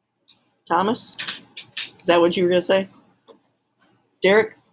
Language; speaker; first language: English; native; English